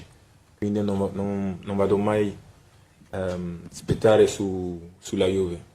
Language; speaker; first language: Italian; non-native, fluent; French